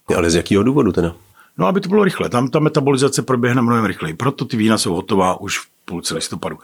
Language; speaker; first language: Czech; native; Czech